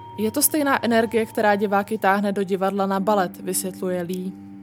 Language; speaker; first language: Czech; native; Czech